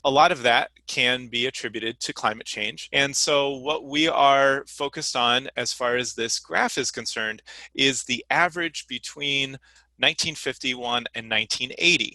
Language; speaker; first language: English; native; English